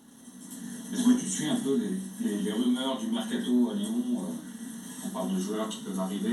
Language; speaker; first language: French; native; French